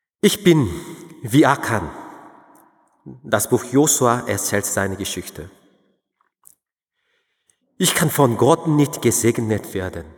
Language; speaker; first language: German; non-native, fluent; Korean